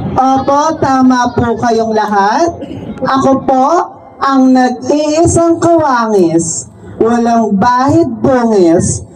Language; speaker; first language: Filipino; native; Filipino